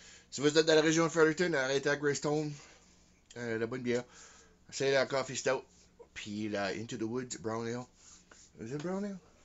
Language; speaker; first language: French; early bilingual, heritage; French